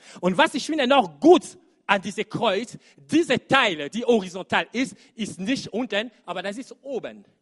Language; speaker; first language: German; non-native, fluent; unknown